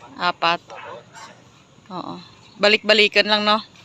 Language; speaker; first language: Filipino; non-native, local second language; Cebuano